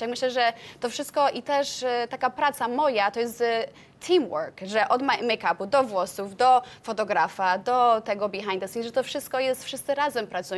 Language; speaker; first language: Polish; early bilingual, heritage; Polish